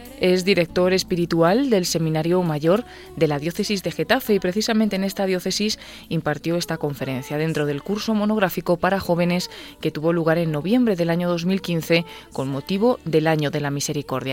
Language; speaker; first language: Spanish; native; Spanish